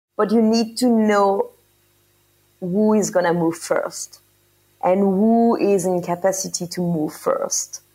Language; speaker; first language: English; non-native, fluent; French